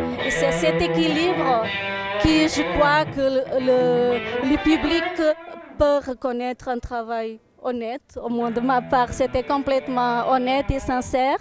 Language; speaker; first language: French; non-native, fluent; Portuguese